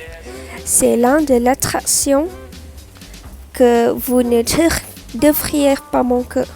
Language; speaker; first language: French; non-native, learner; Malay